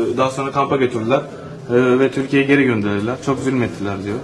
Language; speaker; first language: Turkish; non-native, learner; Urdu